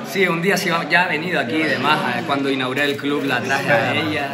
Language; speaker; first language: Spanish; native; Spanish